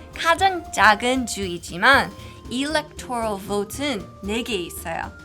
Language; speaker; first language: Korean; non-native, fluent; English